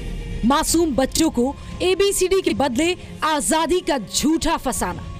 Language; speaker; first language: Hindi; native; Hindi